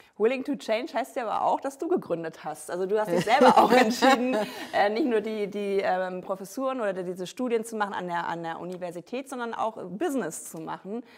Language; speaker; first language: German; native; German